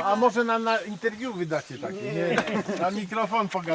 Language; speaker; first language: Polish; non-native, learner; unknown